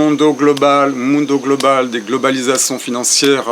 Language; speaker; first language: Portuguese; non-native, fluent; French